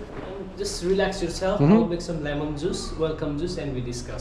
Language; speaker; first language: English; non-native, learner; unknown